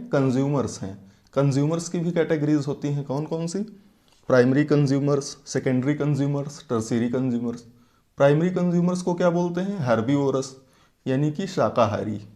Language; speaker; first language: Hindi; native; Hindi